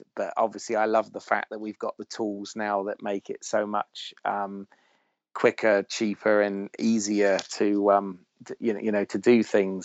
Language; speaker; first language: English; native; English